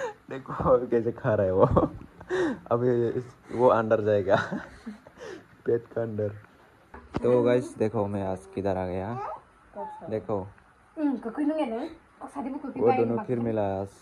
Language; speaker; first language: Hindi; non-native, learner; Kok Borok